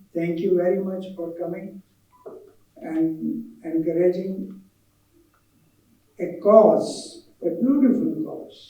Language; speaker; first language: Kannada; non-native, local second language; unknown